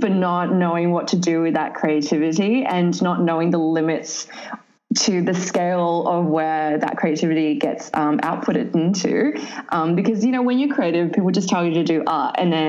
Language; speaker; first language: English; native; English